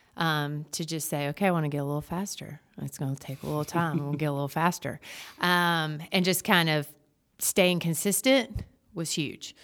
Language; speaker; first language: English; native; English